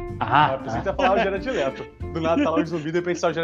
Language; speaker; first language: Portuguese; native; Portuguese